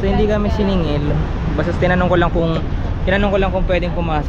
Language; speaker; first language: Filipino; native; Filipino